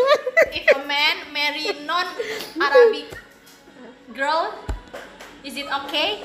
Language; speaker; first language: English; non-native, learner; Indonesian